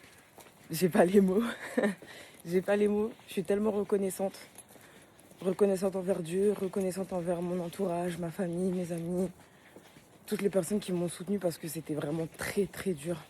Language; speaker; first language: French; native; French